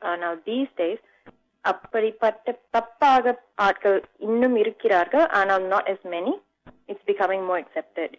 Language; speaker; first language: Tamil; non-native, local second language; English